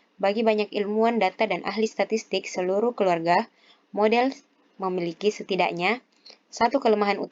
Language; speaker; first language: Indonesian; native; Indonesian